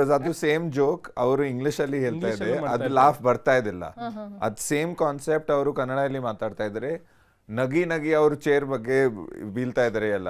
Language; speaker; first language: Kannada; non-native, learner; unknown